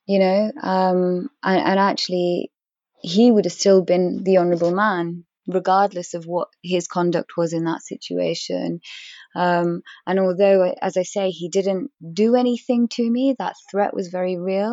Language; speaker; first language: English; native; English